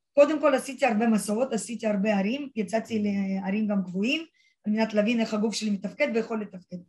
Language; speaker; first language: Hebrew; non-native, fluent; Russian